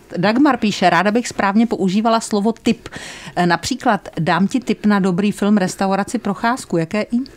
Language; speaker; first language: Czech; native; Czech